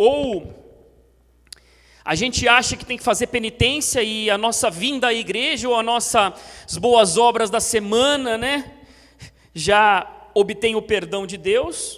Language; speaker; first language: Portuguese; native; Portuguese